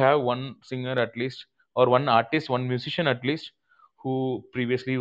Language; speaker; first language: English; non-native, local second language; Tamil